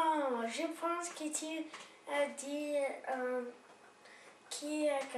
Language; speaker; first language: French; non-native, learner; English